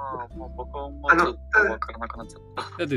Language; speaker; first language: Japanese; non-native, learner; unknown